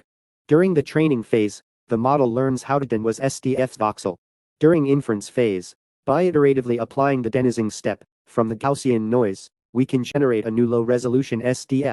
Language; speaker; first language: English; non-native, fluent; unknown